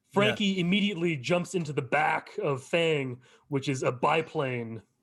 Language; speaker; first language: English; native; English